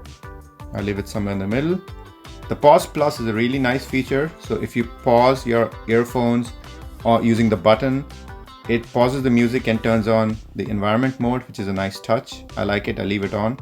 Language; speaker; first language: English; non-native, fluent; Dutch